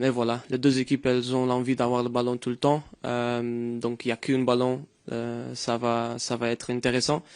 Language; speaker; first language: French; non-native, fluent; Portuguese